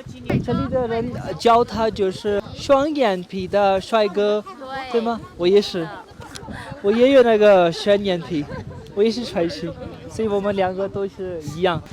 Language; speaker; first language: Chinese; non-native, fluent; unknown